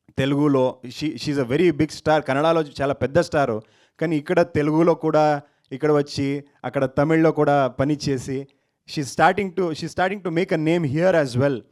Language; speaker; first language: Telugu; non-native, learner; Kannada